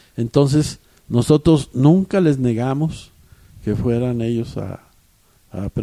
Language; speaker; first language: Spanish; native; Spanish